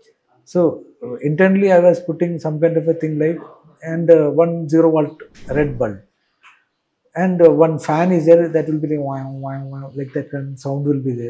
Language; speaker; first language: Telugu; non-native, learner; Malayalam